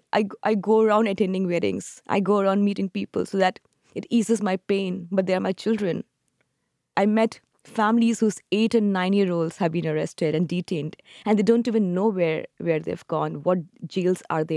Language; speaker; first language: English; non-native, local second language; Urdu